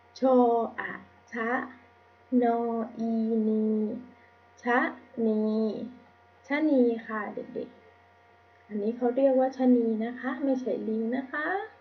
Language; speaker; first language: Thai; native; Thai